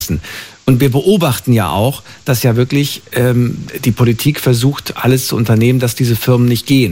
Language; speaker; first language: German; native; German